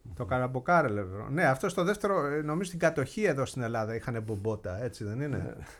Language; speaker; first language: Greek; native; Greek